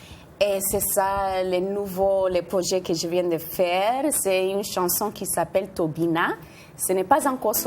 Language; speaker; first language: French; non-native, fluent; Spanish